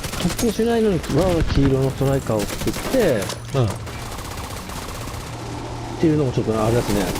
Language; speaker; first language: Japanese; native; Japanese